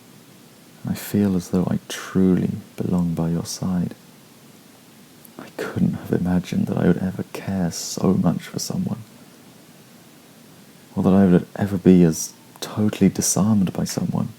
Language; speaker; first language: English; native; English